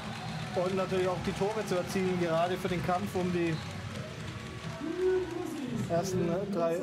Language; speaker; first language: German; native; German